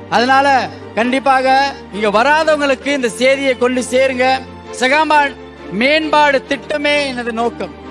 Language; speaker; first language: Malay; non-native, local second language; Tamil